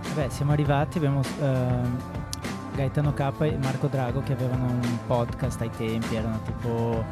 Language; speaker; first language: Italian; non-native, fluent; Portuguese